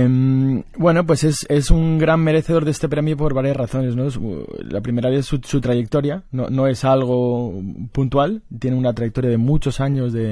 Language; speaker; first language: Spanish; native; Spanish